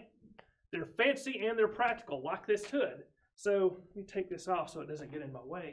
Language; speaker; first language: English; native; English